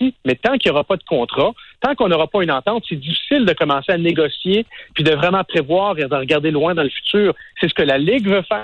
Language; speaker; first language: French; native; French